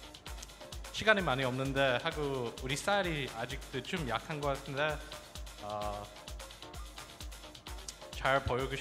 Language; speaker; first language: Korean; non-native, learner; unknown